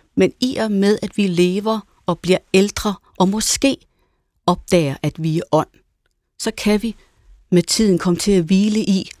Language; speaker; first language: Danish; native; Danish